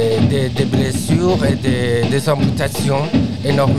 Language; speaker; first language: French; non-native, fluent; Persian